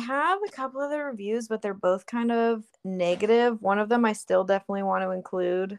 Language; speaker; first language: English; native; English